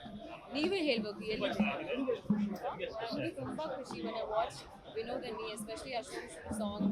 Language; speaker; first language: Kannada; non-native, learner; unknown